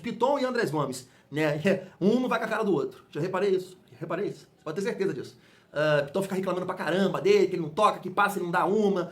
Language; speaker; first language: Portuguese; native; Portuguese